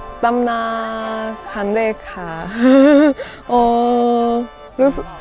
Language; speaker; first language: Thai; non-native, learner; Japanese